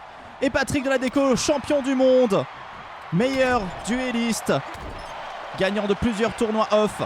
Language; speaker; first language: French; native; French